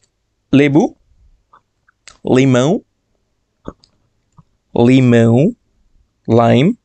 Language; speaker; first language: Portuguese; non-native, fluent; Bangla